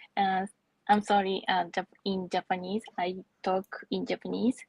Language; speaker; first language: English; non-native, learner; Japanese